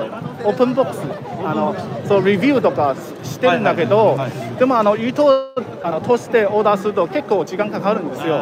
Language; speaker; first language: Japanese; non-native, fluent; Chinese